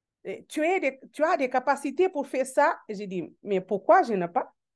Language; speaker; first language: French; non-native, learner; Portuguese